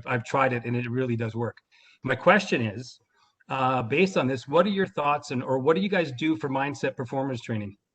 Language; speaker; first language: English; native; English